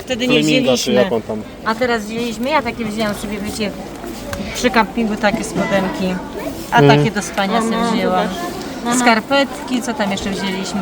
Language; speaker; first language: Polish; native; Polish